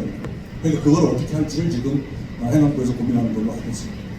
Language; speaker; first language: Korean; native; Korean